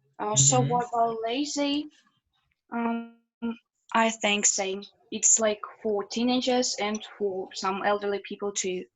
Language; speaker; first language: English; non-native, learner; Russian